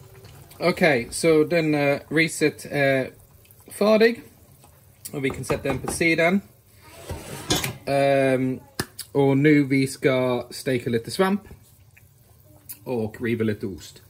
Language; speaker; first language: Swedish; non-native, fluent; English